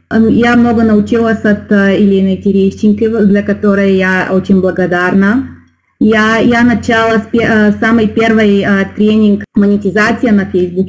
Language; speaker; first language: Russian; non-native, learner; Bulgarian